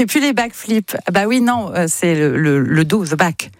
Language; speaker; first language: French; native; French